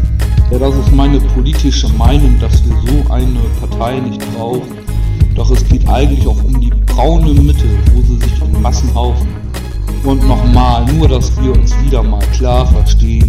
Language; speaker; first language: German; native; German